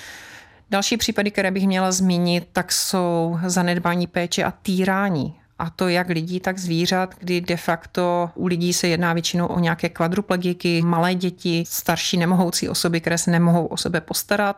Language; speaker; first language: Czech; native; Czech